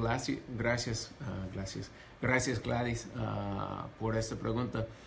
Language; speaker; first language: Spanish; non-native, fluent; English